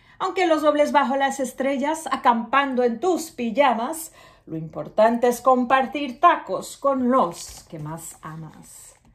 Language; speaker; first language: Spanish; early bilingual, other home language; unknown